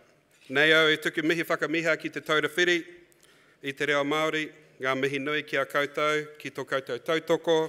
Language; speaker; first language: Māori; non-native, local second language; English